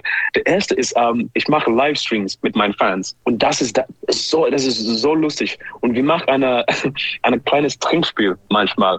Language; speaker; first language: German; non-native, learner; English